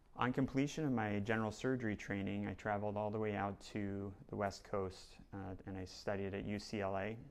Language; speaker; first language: English; native; English